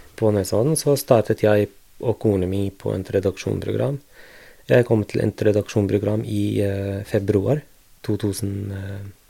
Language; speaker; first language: Norwegian; non-native, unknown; Arabic